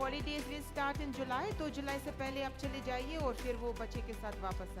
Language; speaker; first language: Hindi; non-native, fluent; Russian